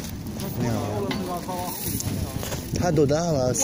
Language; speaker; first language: Chinese; non-native, learner; Turkish